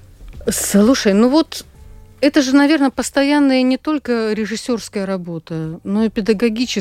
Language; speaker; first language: Russian; native; Russian